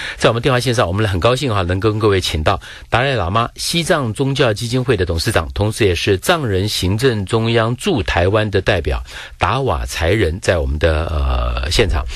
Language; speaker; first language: Chinese; native; Chinese